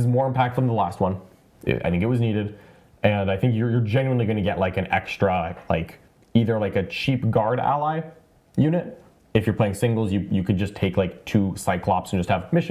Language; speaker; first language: English; native; English